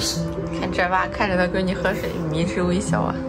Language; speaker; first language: Chinese; native; Chinese